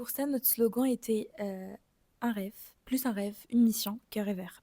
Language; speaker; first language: French; native; French